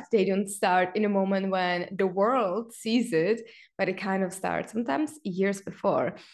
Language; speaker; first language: English; non-native, fluent; Czech